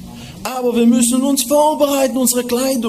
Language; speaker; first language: German; non-native, fluent; Hebrew